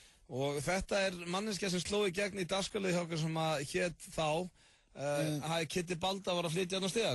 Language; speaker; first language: Icelandic; native; Icelandic